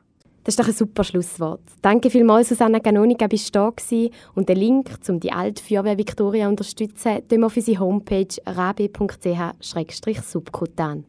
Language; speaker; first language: German; native; German